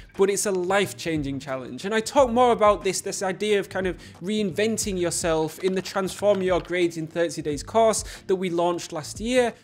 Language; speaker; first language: English; native; English